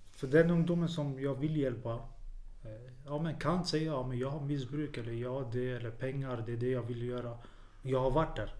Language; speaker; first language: Swedish; early bilingual, other home language; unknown